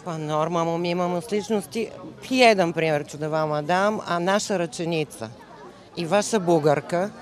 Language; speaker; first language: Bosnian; non-native, learner; Bulgarian